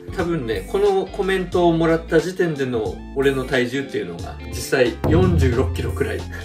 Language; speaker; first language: Japanese; native; Japanese